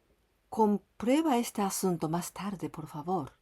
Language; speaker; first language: Spanish; non-native, fluent; Japanese